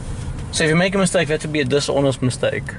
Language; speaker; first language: English; native; English